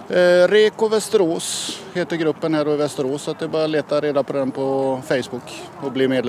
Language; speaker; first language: Swedish; native; Swedish